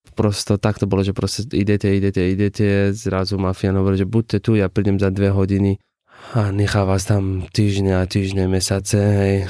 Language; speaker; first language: Slovak; non-native, learner; Persian